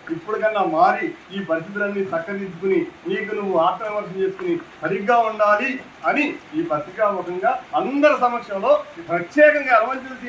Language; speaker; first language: Telugu; native; Telugu